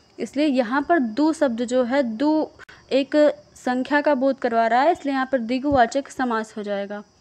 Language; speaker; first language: Hindi; native; Hindi